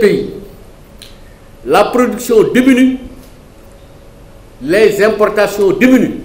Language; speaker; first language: French; non-native, local second language; Wolof